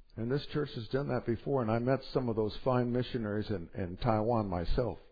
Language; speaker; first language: English; native; English